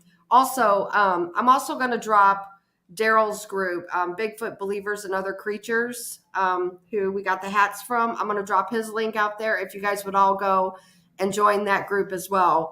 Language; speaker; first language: English; native; English